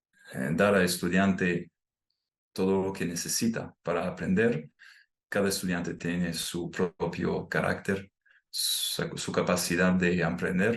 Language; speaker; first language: Spanish; non-native, fluent; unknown